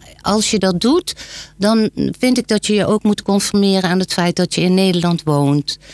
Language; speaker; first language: Dutch; native; Dutch